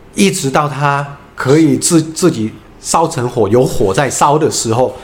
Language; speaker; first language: Chinese; non-native, fluent; Cantonese